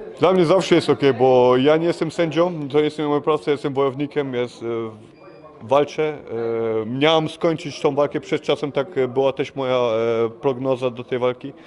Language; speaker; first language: Polish; early bilingual, heritage; Polish